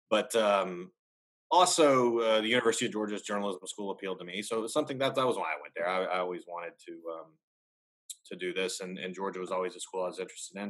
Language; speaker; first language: English; native; English